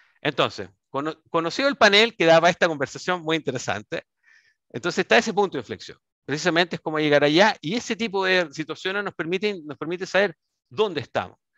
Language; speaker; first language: Spanish; native; Spanish